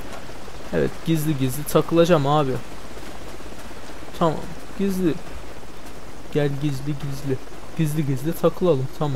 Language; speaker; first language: Turkish; native; Turkish